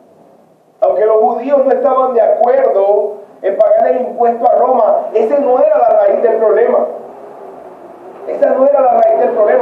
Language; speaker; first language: Spanish; native; Spanish